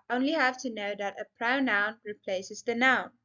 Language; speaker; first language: English; non-native, local second language; Afrikaans